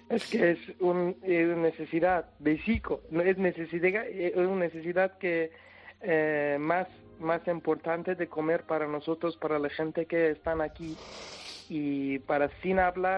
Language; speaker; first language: Spanish; non-native, learner; Persian